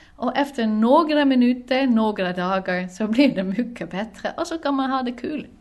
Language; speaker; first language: Swedish; non-native, fluent; Dutch